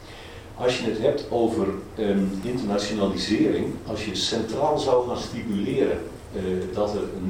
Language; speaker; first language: Dutch; native; Dutch